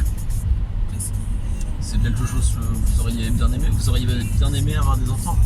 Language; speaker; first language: French; native; French